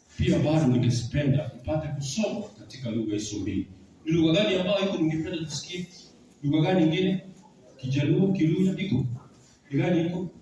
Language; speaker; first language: Swahili; non-native, local second language; Gusii